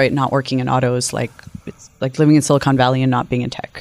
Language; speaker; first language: English; native; English